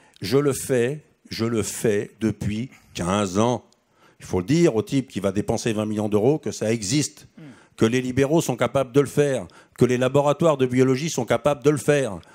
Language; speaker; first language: French; native; French